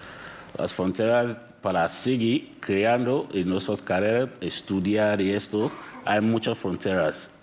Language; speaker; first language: Spanish; non-native, learner; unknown